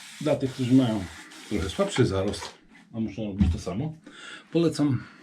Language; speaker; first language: Polish; native; Polish